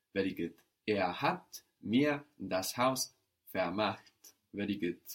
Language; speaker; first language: German; non-native, fluent; English